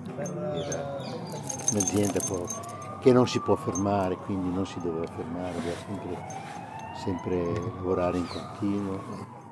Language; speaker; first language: Italian; native; Italian